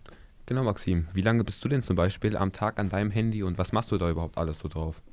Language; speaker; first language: German; native; German